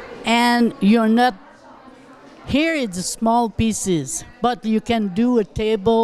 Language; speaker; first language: English; non-native, local second language; French